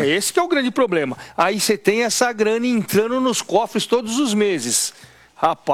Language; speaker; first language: Portuguese; native; Portuguese